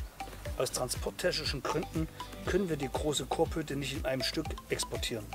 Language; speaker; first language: German; native; German